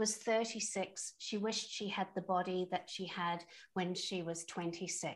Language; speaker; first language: English; native; English